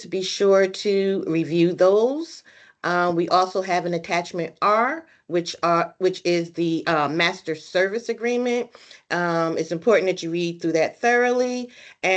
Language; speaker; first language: English; native; English